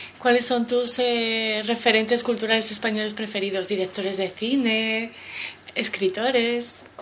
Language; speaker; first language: Spanish; native; Spanish